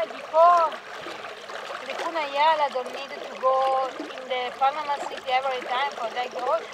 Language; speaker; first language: English; non-native, learner; Italian